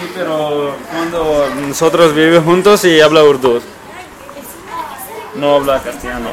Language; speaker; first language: Spanish; non-native, learner; Urdu